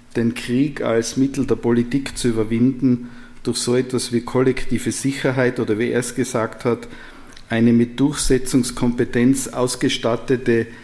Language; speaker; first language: German; native; German